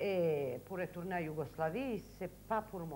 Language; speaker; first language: French; non-native, learner; Serbian